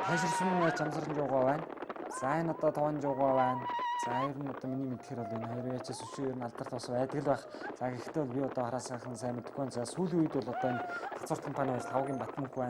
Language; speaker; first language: Mongolian; native; Mongolian